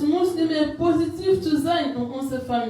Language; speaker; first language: German; non-native, learner; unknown